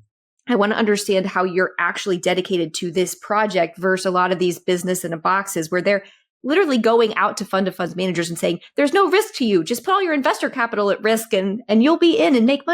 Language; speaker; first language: English; native; English